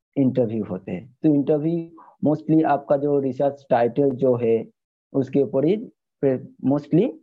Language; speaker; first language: Hindi; non-native, local second language; Bangla